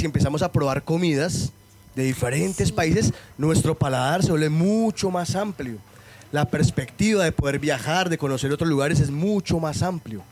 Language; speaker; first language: Spanish; native; Spanish